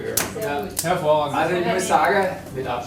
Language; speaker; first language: German; native; German